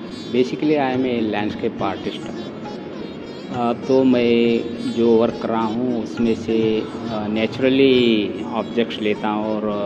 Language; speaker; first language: Hindi; non-native, local second language; Kannada